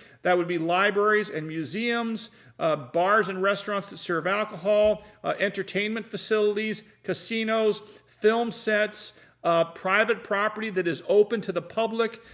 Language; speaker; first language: English; native; English